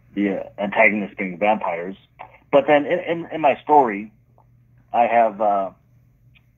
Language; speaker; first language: English; native; English